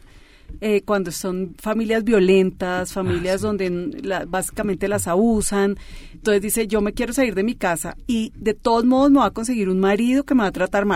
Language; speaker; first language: Spanish; native; Spanish